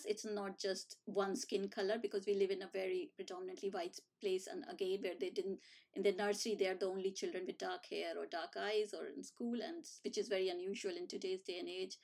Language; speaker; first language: English; non-native, local second language; Hindi